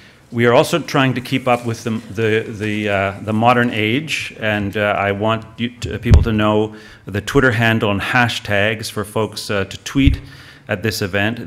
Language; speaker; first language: English; native; English